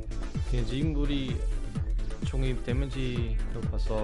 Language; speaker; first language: Korean; non-native, fluent; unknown